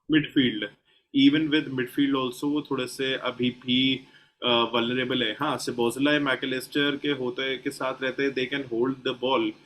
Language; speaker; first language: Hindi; native; Hindi